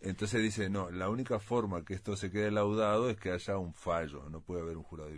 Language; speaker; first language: Spanish; native; Spanish